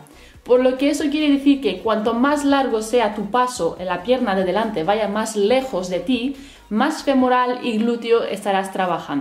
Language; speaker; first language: Spanish; native; Spanish